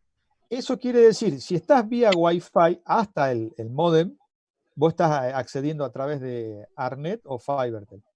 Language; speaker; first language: Spanish; native; Spanish